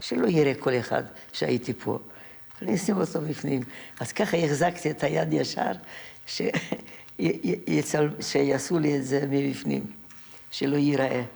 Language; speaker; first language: Hebrew; non-native, fluent; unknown